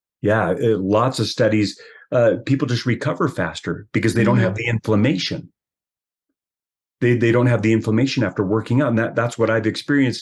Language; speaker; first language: English; native; English